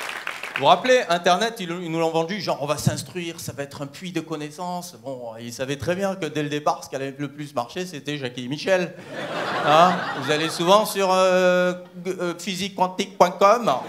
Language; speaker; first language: French; native; French